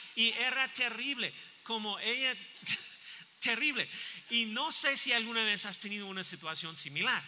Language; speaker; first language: Spanish; non-native, fluent; English